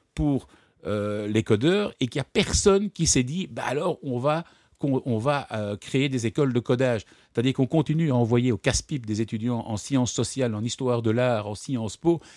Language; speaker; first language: French; native; French